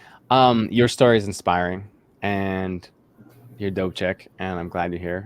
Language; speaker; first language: English; native; English